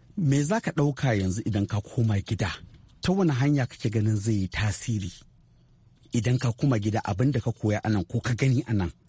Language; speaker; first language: Hausa; native; Hausa